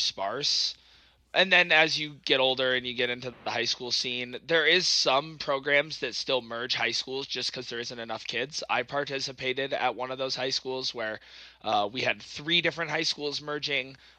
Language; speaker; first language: English; native; English